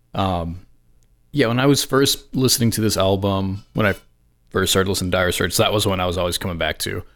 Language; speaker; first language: English; native; English